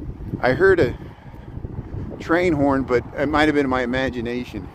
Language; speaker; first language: English; native; English